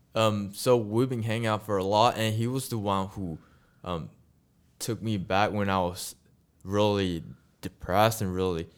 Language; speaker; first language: English; non-native, local second language; Chinese